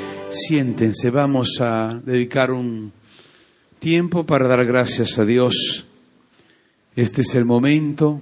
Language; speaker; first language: Spanish; native; Spanish